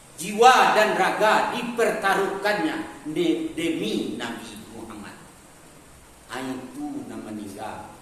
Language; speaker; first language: Malay; non-native, local second language; Minangkabau